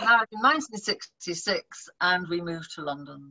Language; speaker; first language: English; native; English